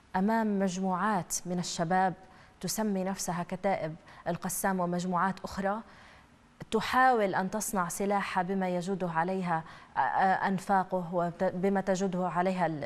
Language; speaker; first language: Arabic; native; Arabic